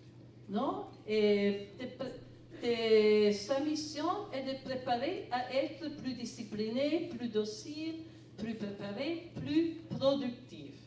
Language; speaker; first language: French; non-native, fluent; Italian